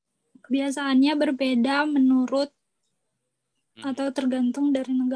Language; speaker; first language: Indonesian; native; Indonesian